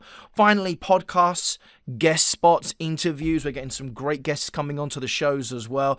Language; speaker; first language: English; native; English